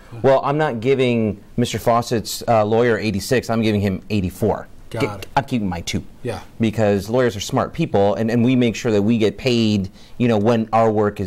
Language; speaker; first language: English; native; English